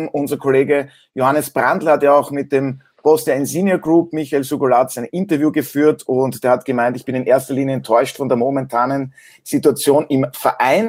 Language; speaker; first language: German; native; German